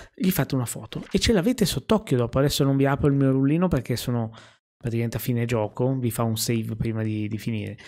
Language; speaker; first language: Italian; native; Italian